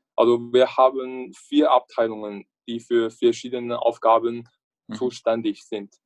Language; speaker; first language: German; non-native, learner; Chinese